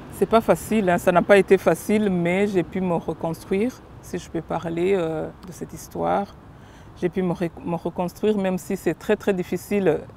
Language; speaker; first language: French; non-native, local second language; Kinyarwanda